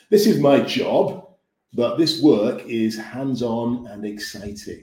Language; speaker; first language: English; native; English